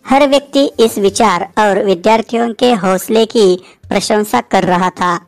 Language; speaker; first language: Hindi; non-native, local second language; Marathi